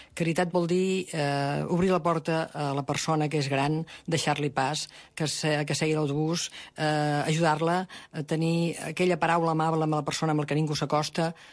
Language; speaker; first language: Catalan; native; Catalan